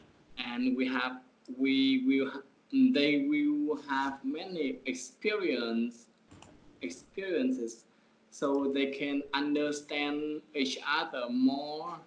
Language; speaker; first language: English; non-native, learner; Vietnamese